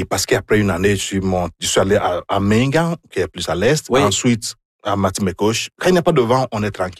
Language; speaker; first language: French; non-native, fluent; Igbo